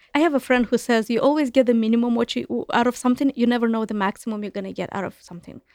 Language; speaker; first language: English; non-native, fluent; Romanian